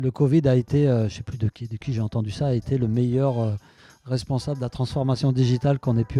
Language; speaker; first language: French; native; French